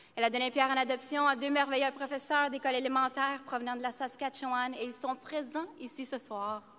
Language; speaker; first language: English; native; English